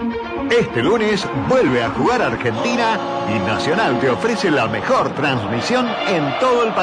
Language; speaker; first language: Spanish; native; Spanish